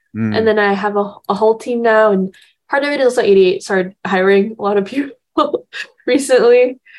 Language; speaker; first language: English; early bilingual, other home language; Indonesian